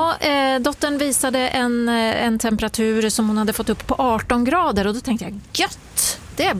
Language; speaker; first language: Swedish; native; Swedish